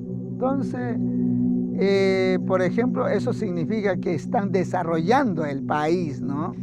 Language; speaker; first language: Spanish; non-native, local second language; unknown